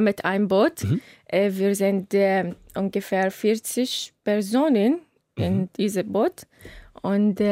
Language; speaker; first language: German; non-native, learner; Arabic